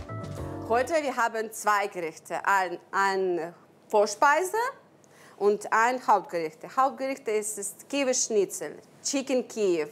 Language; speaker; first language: German; non-native, learner; Ukrainian